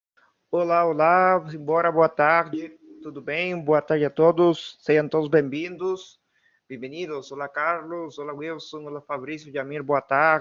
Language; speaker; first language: Portuguese; non-native, fluent; Spanish